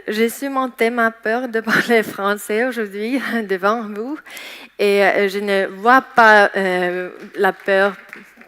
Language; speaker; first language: French; non-native, learner; Estonian